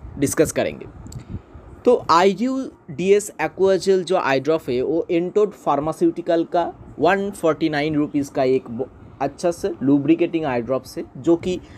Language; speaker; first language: Hindi; non-native, local second language; Bangla